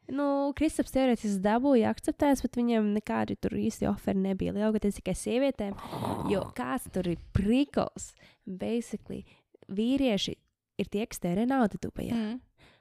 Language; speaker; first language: Latvian; early bilingual, heritage; Latvian